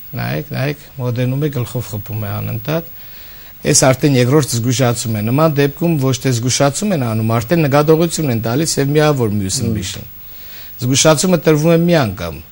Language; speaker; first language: Armenian; native; Armenian